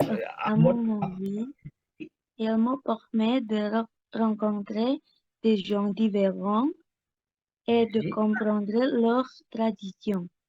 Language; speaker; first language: French; non-native, learner; Indonesian